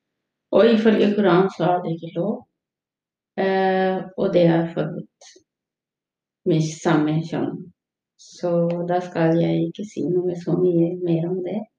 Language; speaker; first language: Norwegian; non-native, fluent; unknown